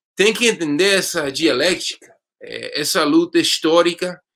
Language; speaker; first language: Portuguese; non-native, fluent; English